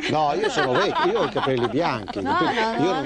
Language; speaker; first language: Italian; native; Italian